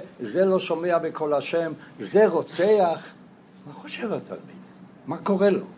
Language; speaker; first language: Hebrew; non-native, fluent; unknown